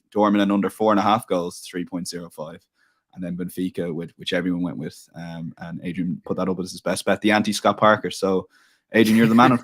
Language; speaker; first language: English; native; English